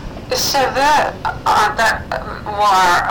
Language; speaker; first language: French; non-native, learner; Finnish